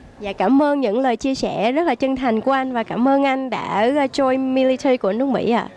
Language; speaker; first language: Vietnamese; early bilingual, heritage; Vietnamese